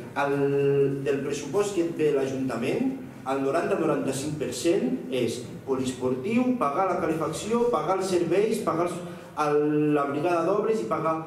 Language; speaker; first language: Catalan; native; Catalan